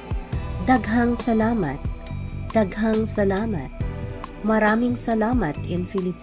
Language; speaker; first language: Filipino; non-native, local second language; Cebuano